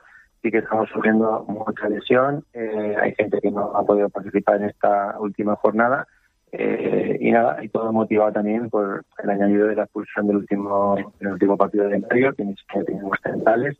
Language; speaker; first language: Spanish; native; Spanish